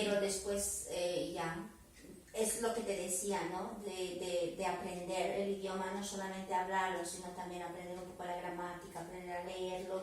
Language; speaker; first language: Spanish; native; Spanish